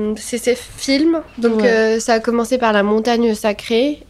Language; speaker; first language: French; non-native, local second language; Arabic